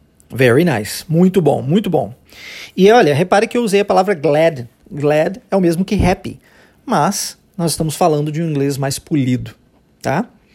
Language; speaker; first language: Portuguese; native; Portuguese